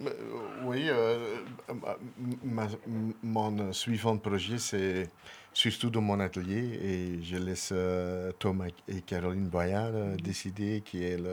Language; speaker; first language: French; non-native, local second language; Dutch